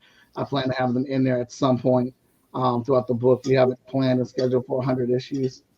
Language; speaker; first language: English; native; English